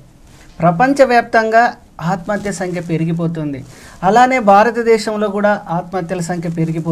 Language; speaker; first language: Telugu; native; Telugu